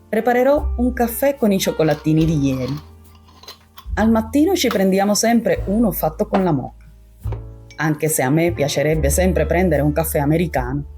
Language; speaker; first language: Italian; non-native, fluent; Spanish